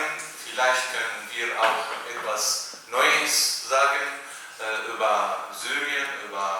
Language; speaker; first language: German; non-native, learner; Arabic